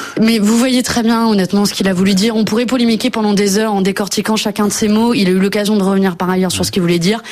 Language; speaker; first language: French; native; French